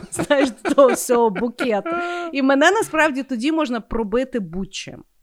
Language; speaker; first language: Ukrainian; native; Ukrainian